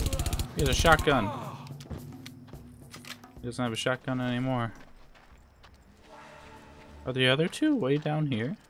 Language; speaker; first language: English; native; English